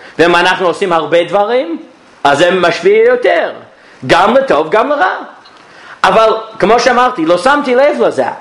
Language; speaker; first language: Hebrew; non-native, fluent; English